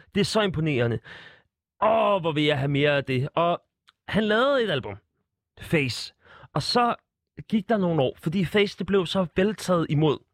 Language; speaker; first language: Danish; native; Danish